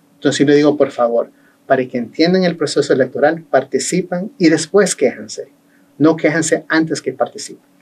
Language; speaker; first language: Spanish; early bilingual, heritage; Spanish